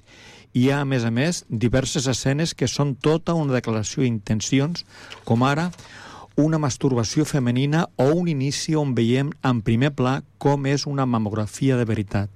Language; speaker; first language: Catalan; native; Catalan